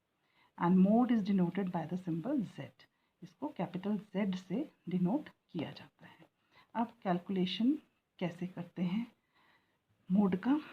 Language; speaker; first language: Hindi; native; Hindi